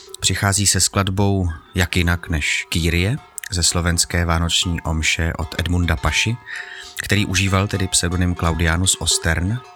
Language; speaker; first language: Czech; native; Czech